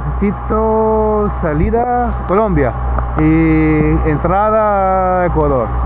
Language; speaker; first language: Spanish; non-native, learner; English